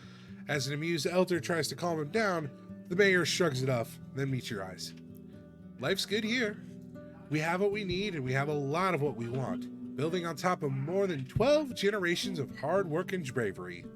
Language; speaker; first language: English; native; English